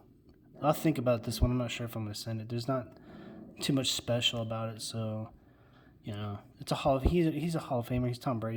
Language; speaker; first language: English; native; English